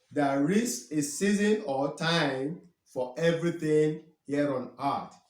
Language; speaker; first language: English; non-native, local second language; Yoruba